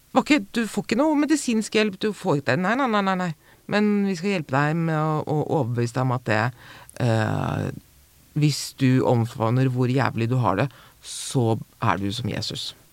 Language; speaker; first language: Norwegian; native; Norwegian